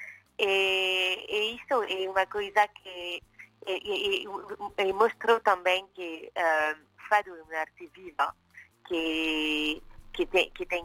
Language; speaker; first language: Portuguese; non-native, fluent; French